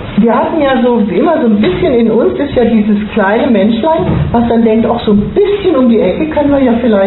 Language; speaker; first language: German; native; German